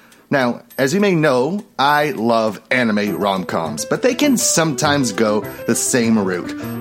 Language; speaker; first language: English; native; English